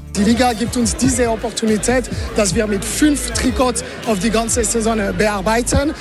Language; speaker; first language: German; non-native, learner; French